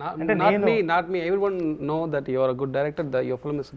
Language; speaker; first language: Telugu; non-native, learner; Tamil